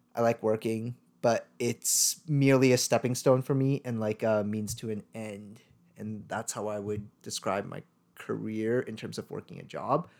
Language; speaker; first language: English; early bilingual, other home language; Tamil